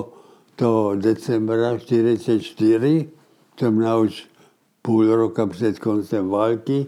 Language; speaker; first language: Czech; early bilingual, heritage; Czech